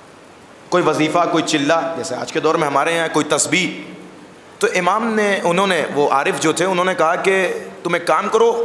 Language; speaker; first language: Urdu; native; Urdu